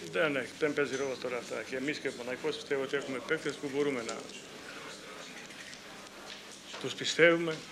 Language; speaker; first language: Greek; non-native, fluent; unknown